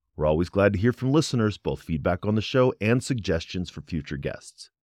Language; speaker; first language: English; native; English